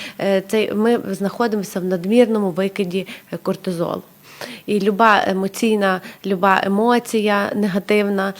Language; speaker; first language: Ukrainian; native; Ukrainian